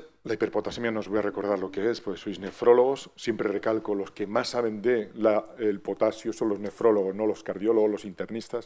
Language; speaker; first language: Spanish; native; Spanish